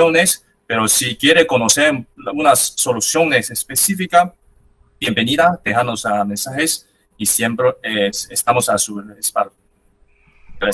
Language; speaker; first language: Spanish; non-native, fluent; Chinese